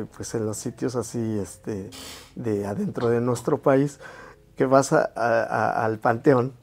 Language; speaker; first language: Spanish; native; Spanish